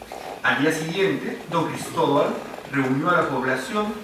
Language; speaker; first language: Spanish; native; Spanish